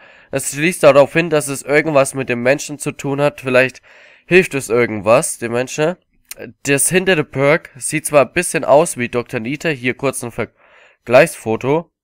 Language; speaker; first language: German; native; German